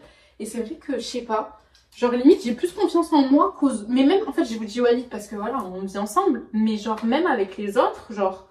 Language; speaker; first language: French; native; French